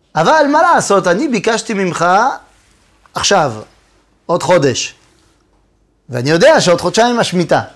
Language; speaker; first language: Hebrew; non-native, fluent; French